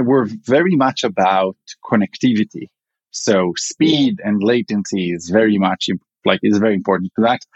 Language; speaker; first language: English; non-native, fluent; Hebrew